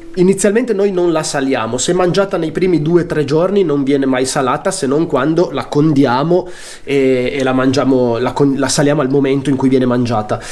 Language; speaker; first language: Italian; native; Italian